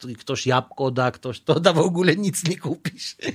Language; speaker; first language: Polish; non-native, learner; Georgian